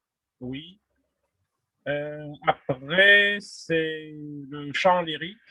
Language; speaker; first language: French; non-native, fluent; Russian